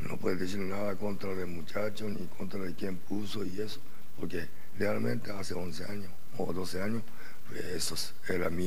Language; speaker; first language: Spanish; non-native, learner; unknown